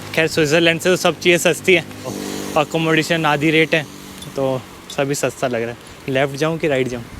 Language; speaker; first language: Hindi; native; Hindi